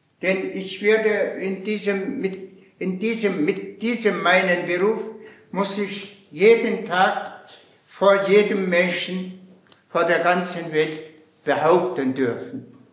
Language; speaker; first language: German; non-native, fluent; Mongolian